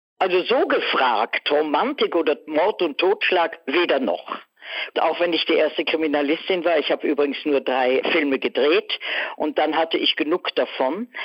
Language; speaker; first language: German; early bilingual, other home language; Dutch